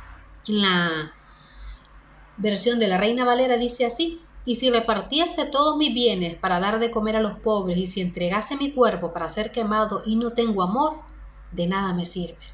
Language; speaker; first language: Spanish; native; Spanish